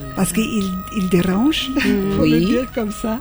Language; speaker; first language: French; non-native, fluent; German